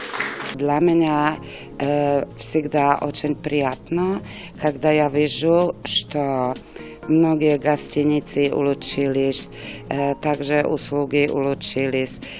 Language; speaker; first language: Russian; non-native, fluent; German